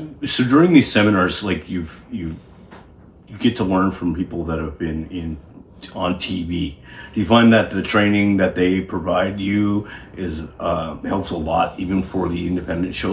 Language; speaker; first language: English; native; English